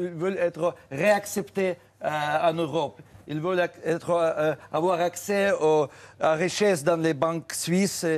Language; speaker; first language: French; non-native, fluent; Russian